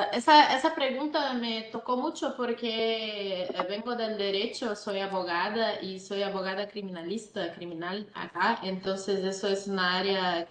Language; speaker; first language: Spanish; non-native, fluent; Portuguese